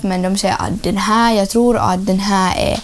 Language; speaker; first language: Swedish; non-native, learner; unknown